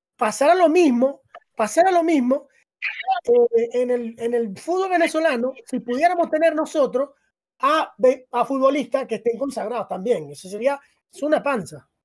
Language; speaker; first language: Spanish; native; Spanish